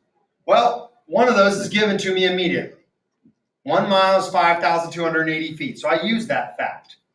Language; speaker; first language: English; native; English